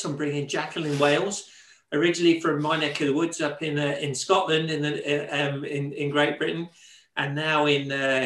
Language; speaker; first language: English; native; English